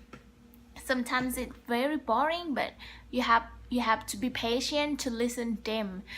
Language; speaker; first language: English; non-native, learner; Thai